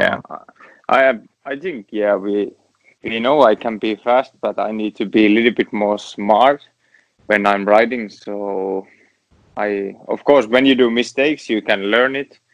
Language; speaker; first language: English; non-native, learner; Finnish